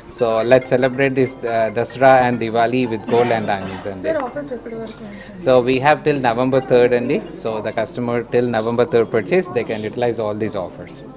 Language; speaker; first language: English; non-native, local second language; Telugu